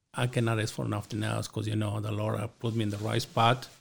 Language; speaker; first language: English; non-native, learner; Spanish